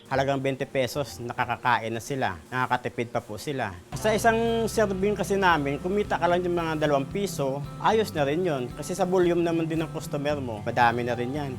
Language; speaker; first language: Filipino; non-native, local second language; Hiligaynon